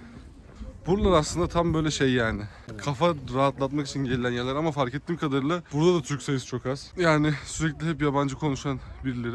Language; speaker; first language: Turkish; native; Turkish